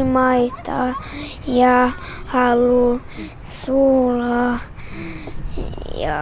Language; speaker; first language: Finnish; early bilingual, heritage; Finnish